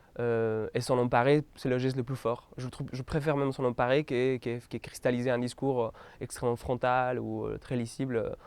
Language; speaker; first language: French; non-native, fluent; Spanish